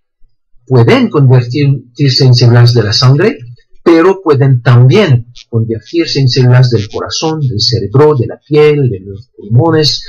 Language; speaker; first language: Spanish; non-native, fluent; French